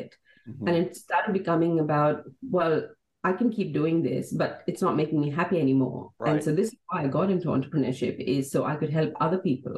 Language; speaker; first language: English; non-native, local second language; Hindi